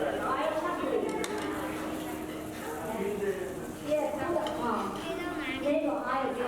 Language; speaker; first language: English; non-native, learner; Chinese